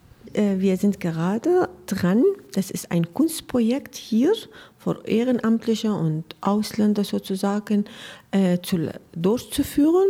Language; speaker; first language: German; non-native, learner; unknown